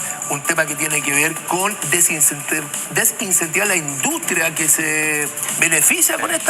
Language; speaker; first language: Spanish; native; Spanish